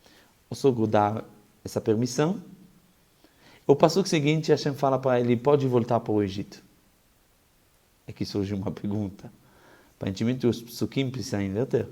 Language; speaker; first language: Portuguese; non-native, fluent; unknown